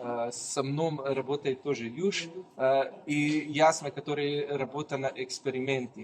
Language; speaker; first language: Russian; non-native, learner; Slovenian